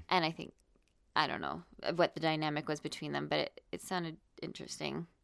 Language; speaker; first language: English; native; English